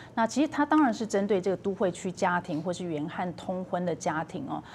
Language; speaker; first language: Chinese; native; Chinese